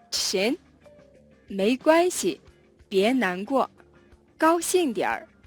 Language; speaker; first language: Chinese; non-native, learner; Mongolian